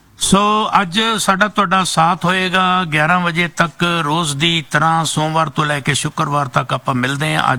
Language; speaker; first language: Punjabi; native; Punjabi